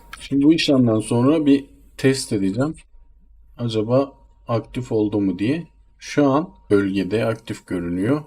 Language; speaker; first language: Turkish; native; Turkish